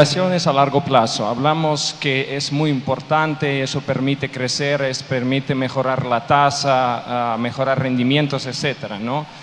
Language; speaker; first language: Spanish; non-native, learner; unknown